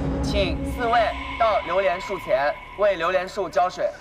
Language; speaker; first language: Chinese; native; Chinese